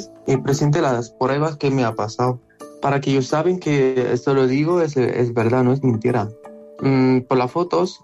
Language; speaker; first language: Spanish; non-native, learner; Arabic